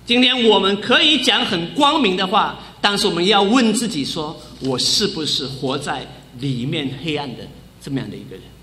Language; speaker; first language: Chinese; native; Chinese